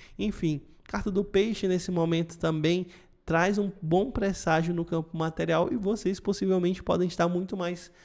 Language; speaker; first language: Portuguese; native; Portuguese